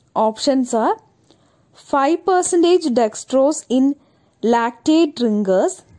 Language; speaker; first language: English; non-native, local second language; Malayalam